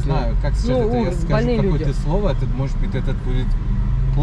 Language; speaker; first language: Russian; non-native, learner; Turkish